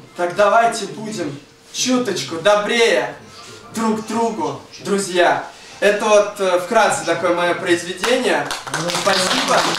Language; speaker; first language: Russian; native; Russian